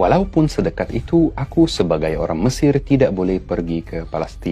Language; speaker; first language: Indonesian; non-native, fluent; Arabic